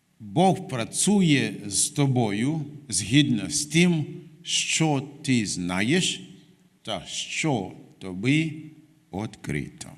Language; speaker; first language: Ukrainian; non-native, fluent; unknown